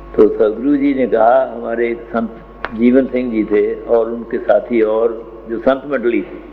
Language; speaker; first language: Hindi; non-native, local second language; Punjabi